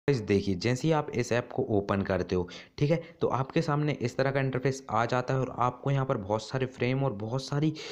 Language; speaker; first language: Hindi; native; Hindi